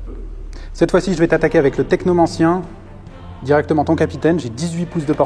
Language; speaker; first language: French; native; French